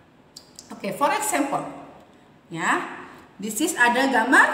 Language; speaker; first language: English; non-native, learner; Indonesian